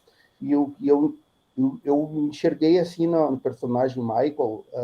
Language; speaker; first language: Portuguese; native; Portuguese